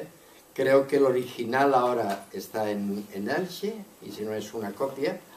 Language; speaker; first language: Spanish; non-native, local second language; Catalan